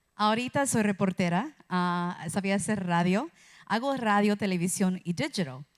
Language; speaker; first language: Spanish; early bilingual, heritage; Spanish